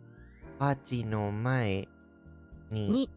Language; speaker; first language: Japanese; non-native, learner; English